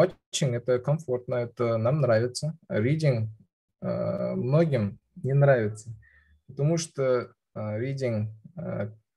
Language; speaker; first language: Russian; non-native, local second language; Kazakh